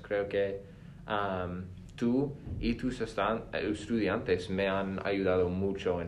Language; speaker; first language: Spanish; non-native, fluent; English